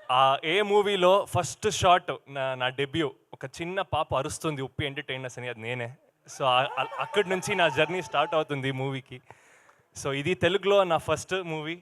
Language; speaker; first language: Telugu; non-native, learner; Kannada